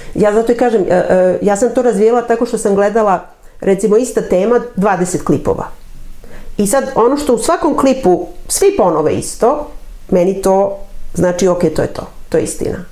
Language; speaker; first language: Serbian; native; Serbian